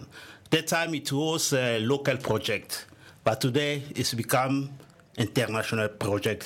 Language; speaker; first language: English; non-native, learner; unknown